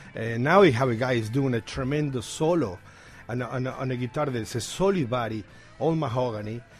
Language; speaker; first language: English; non-native, fluent; Spanish